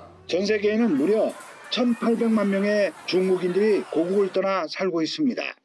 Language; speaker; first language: Korean; native; Korean